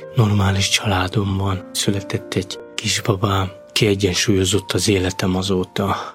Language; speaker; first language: Hungarian; non-native, local second language; Romany